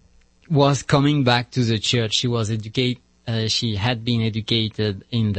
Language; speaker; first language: English; non-native, learner; French